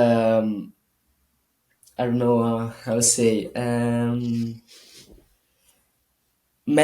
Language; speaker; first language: English; non-native, learner; Italian